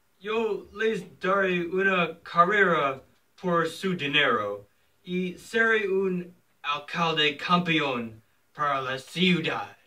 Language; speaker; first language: Spanish; non-native, learner; English